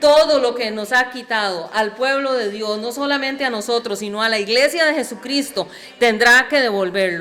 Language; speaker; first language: Spanish; native; Spanish